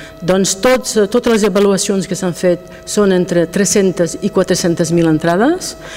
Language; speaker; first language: Catalan; non-native, local second language; French